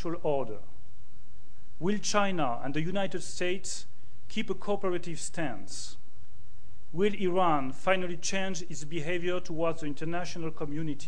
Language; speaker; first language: English; non-native, fluent; French